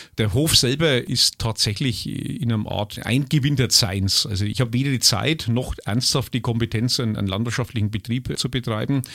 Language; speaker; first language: German; native; German